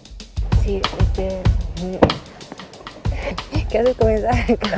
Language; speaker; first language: Spanish; early bilingual, other home language; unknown